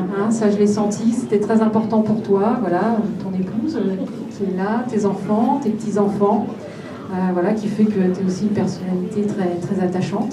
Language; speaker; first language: French; native; French